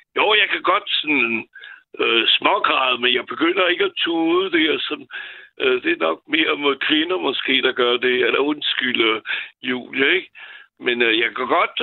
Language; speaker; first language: Danish; non-native, fluent; French